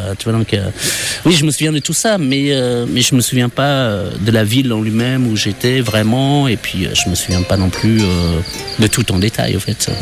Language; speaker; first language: French; non-native, fluent; Khmer